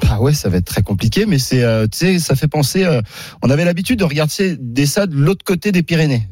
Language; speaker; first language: French; native; French